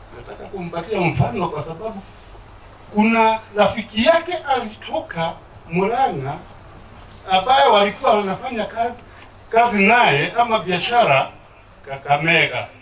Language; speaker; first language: Swahili; non-native, local second language; Kikuyu